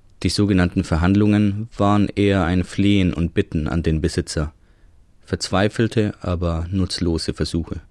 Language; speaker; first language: German; native; German